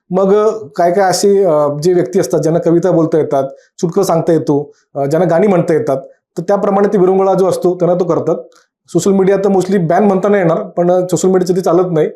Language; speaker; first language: Marathi; native; Marathi